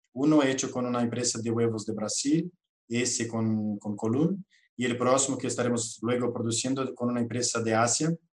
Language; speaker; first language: Spanish; non-native, fluent; Portuguese